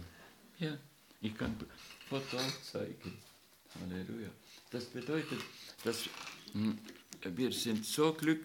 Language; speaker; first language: German; non-native, learner; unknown